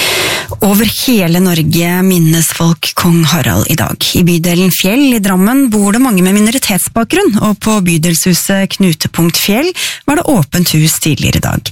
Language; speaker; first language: Norwegian; native; Norwegian